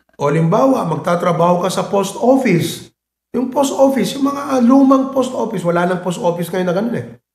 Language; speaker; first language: Filipino; non-native, local second language; Iloko